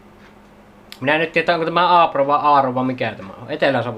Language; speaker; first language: Finnish; native; Finnish